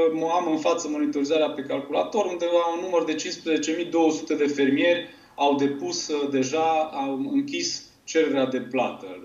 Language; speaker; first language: Romanian; native; Romanian